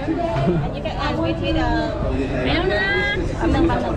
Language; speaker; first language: English; non-native, learner; Thai